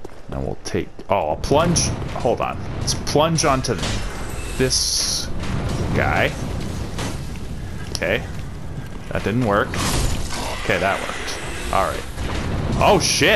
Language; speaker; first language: English; native; English